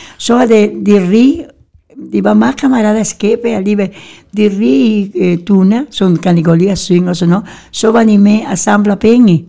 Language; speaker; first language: Danish; non-native, fluent; Spanish